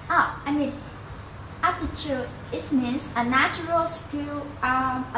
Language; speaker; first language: English; non-native, learner; Vietnamese